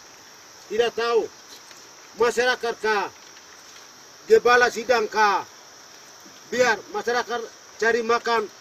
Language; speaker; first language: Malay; non-native, local second language; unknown